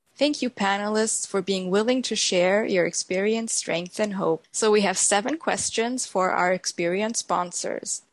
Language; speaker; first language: English; non-native, fluent; German